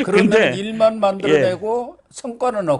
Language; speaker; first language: Korean; native; Korean